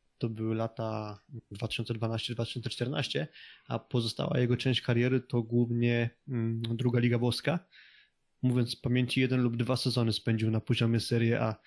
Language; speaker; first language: Polish; native; Polish